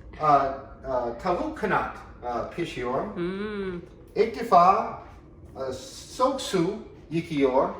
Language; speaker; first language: Turkish; non-native, learner; English